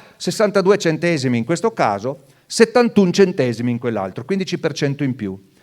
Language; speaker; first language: Italian; non-native, local second language; Friulian